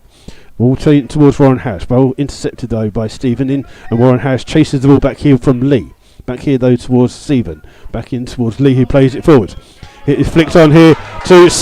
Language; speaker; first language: English; native; English